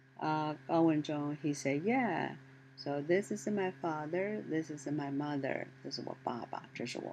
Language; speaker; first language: English; non-native, learner; Chinese